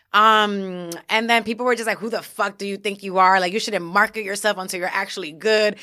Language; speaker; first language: English; early bilingual, other home language; Spanish